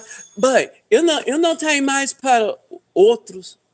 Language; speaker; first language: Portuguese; non-native, learner; English